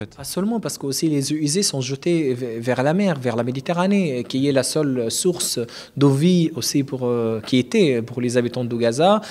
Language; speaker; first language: French; non-native, fluent; Arabic